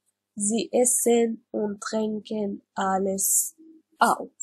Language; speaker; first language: German; non-native, learner; Arabic